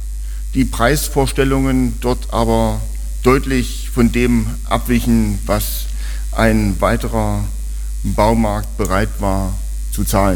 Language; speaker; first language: German; native; German